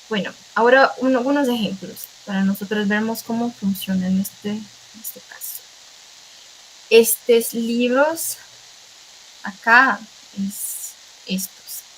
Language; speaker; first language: Spanish; non-native, fluent; Portuguese